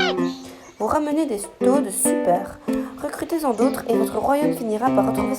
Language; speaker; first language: French; native; French